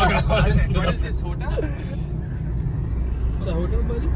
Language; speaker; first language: English; non-native, fluent; Hindi